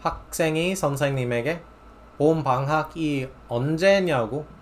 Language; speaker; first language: Korean; non-native, fluent; English